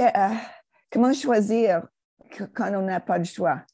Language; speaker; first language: French; non-native, fluent; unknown